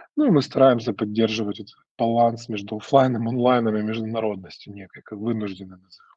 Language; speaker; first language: Russian; native; Russian